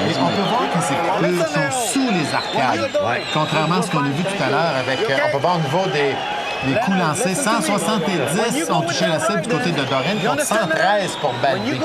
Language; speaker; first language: French; native; French